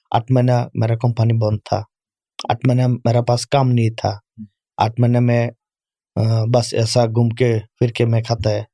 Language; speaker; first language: Urdu; non-native, learner; Bangla